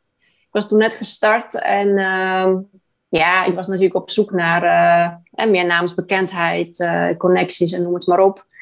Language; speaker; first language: Dutch; non-native, fluent; Polish